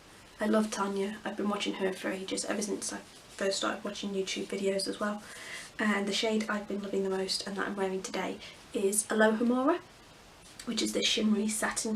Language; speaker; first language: English; native; English